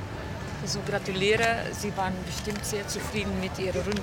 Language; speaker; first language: German; non-native, fluent; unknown